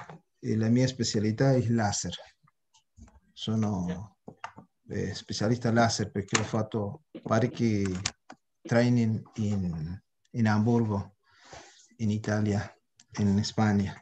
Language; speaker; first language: Italian; early bilingual, heritage; Spanish